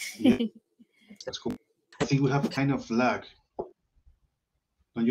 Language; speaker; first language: English; non-native, learner; Spanish